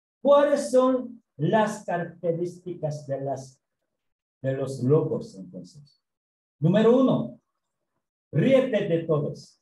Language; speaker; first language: Spanish; non-native, learner; Korean